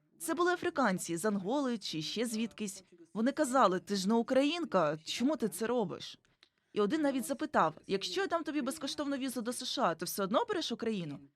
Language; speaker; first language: Ukrainian; non-native, fluent; Igbo